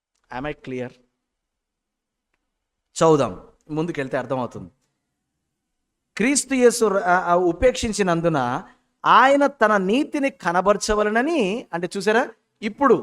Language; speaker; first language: Telugu; native; Telugu